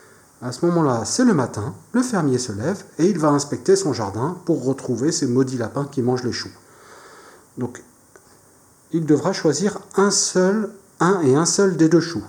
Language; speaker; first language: French; native; French